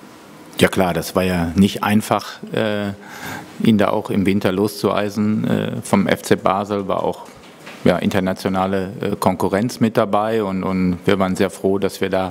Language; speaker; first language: German; native; German